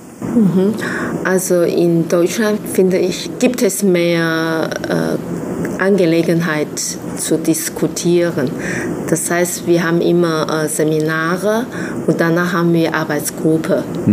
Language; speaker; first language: German; non-native, fluent; Chinese